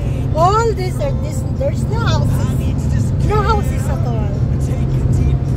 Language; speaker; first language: English; non-native, learner; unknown